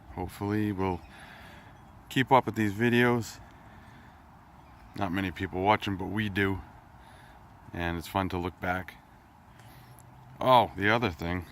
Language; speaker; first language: English; native; English